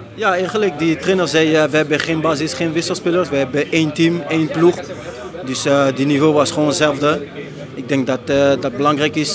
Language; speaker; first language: Dutch; non-native, fluent; French